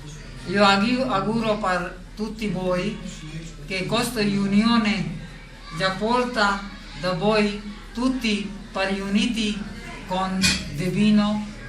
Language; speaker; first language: Italian; non-native, learner; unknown